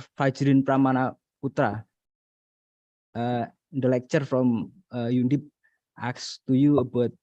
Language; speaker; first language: English; non-native, learner; Indonesian